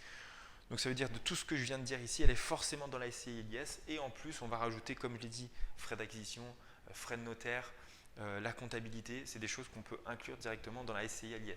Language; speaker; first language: French; native; French